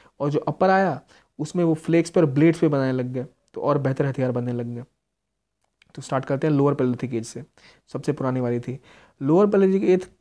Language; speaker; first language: Hindi; native; Hindi